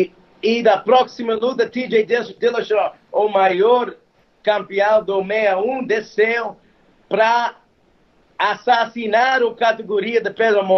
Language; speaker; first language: Portuguese; non-native, fluent; English